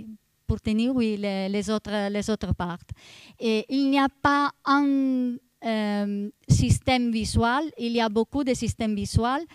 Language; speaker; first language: French; non-native, fluent; Italian